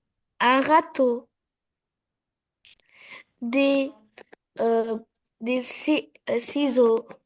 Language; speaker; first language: French; non-native, learner; Arabic